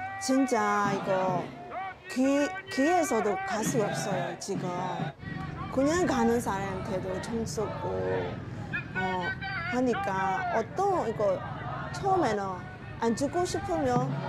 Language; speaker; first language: Korean; non-native, learner; Burmese